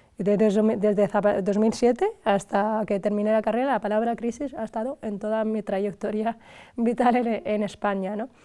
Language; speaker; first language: Spanish; early bilingual, other home language; Arabic